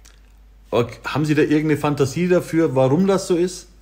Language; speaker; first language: German; native; German